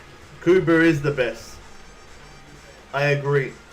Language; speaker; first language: English; native; English